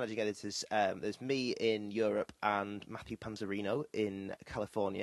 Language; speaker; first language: English; native; English